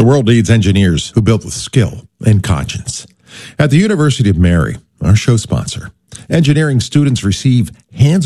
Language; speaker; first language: English; native; English